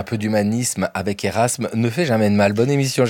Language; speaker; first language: French; native; French